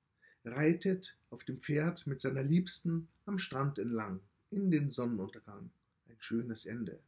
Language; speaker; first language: German; native; German